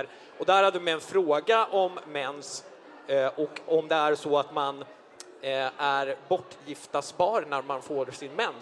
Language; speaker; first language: Swedish; native; Swedish